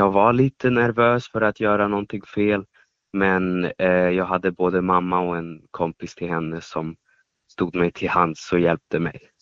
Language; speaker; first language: Swedish; non-native, fluent; German